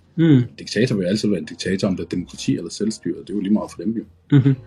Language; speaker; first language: Danish; early bilingual, other home language; Arabic